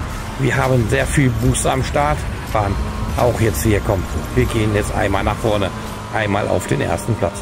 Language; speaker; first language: German; native; German